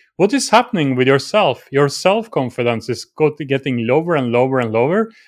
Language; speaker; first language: English; non-native, fluent; Norwegian